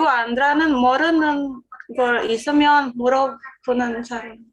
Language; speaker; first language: Korean; non-native, learner; Indonesian